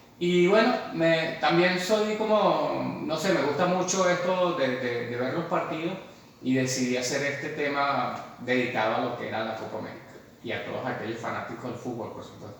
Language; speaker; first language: Spanish; native; Spanish